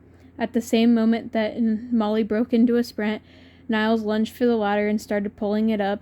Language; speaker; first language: English; native; English